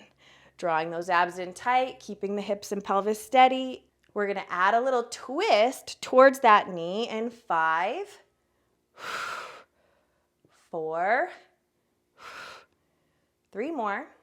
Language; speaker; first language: English; native; English